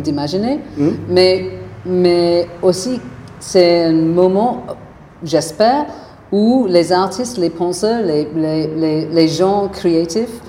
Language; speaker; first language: French; non-native, fluent; English